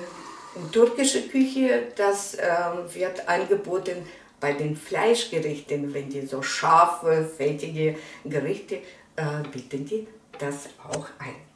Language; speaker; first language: German; non-native, fluent; Russian